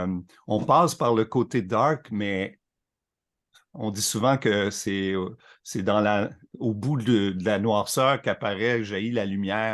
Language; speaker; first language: French; native; French